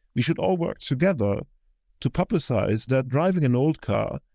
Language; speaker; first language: English; non-native, fluent; German